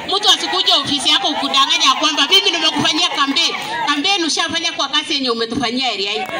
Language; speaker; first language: Swahili; non-native, local second language; Gusii